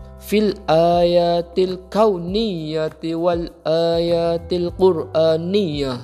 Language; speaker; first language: Arabic; non-native, learner; Indonesian